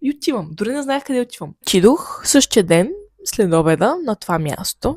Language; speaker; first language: Bulgarian; native; Bulgarian